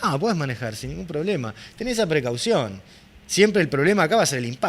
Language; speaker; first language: Spanish; native; Spanish